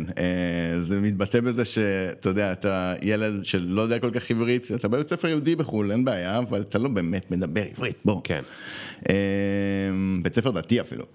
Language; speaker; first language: Hebrew; early bilingual, other home language; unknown